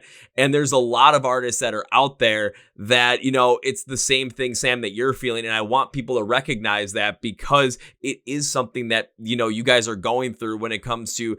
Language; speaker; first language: English; native; English